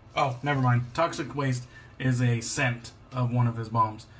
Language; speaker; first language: English; native; English